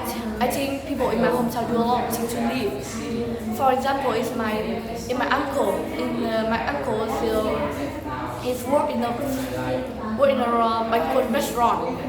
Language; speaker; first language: English; non-native, learner; Vietnamese